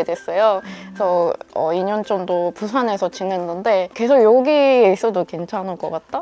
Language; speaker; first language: Korean; non-native, fluent; Japanese